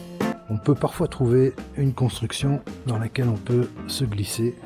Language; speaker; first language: French; native; French